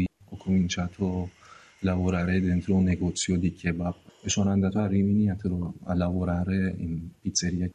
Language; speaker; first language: Italian; non-native, learner; Persian